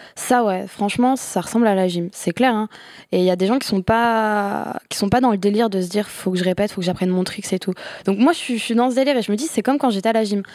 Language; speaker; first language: French; native; French